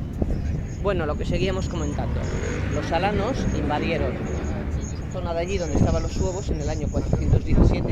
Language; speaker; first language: Spanish; native; Spanish